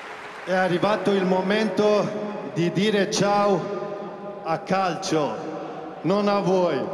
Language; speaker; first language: Italian; non-native, fluent; Swedish